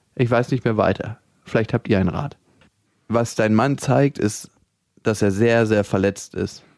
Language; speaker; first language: German; native; German